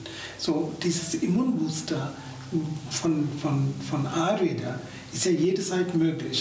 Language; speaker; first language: German; non-native, fluent; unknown